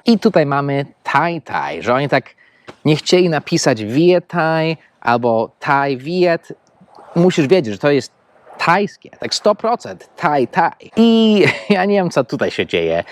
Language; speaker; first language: Polish; non-native, fluent; English